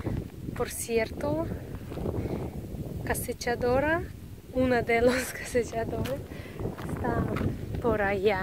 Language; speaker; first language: Spanish; non-native, learner; Russian